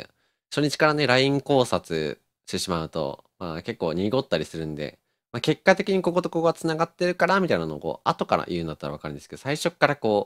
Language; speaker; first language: Japanese; native; Japanese